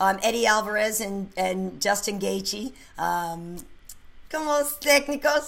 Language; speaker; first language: Portuguese; non-native, learner; English